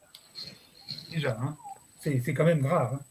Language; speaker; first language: French; native; French